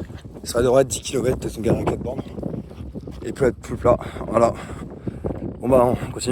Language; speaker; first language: French; native; French